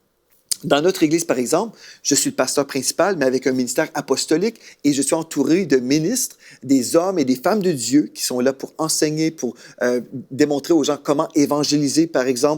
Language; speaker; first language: French; native; French